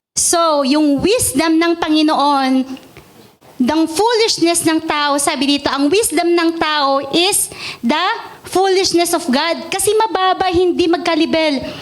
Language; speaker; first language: Filipino; non-native, local second language; Iloko